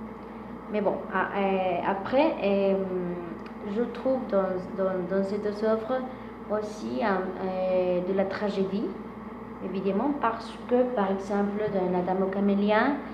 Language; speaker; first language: French; non-native, fluent; Spanish